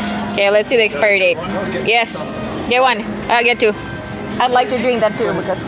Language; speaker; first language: English; non-native, fluent; Indonesian